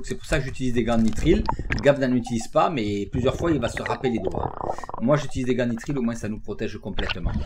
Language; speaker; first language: French; native; French